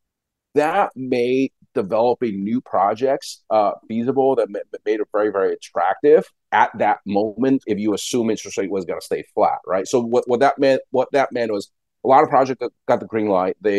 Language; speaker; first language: English; native; English